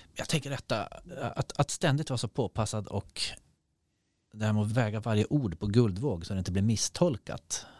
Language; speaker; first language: Swedish; native; Swedish